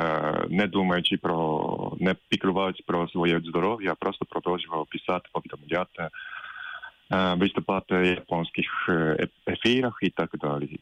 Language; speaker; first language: Ukrainian; non-native, fluent; Japanese